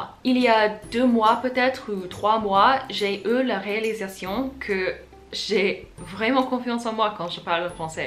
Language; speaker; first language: French; non-native, fluent; English